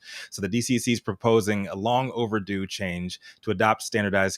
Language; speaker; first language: English; native; English